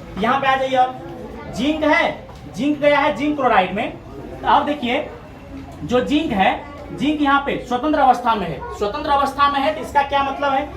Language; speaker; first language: Hindi; native; Hindi